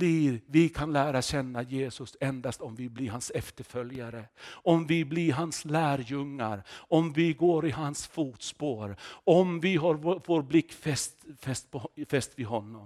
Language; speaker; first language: Swedish; non-native, fluent; Finnish